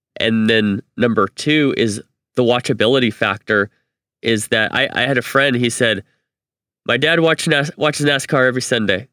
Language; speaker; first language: English; native; English